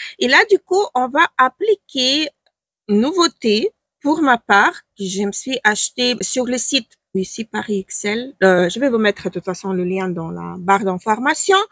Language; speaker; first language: French; non-native, fluent; Ukrainian